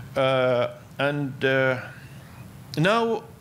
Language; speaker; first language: English; non-native, fluent; Arabic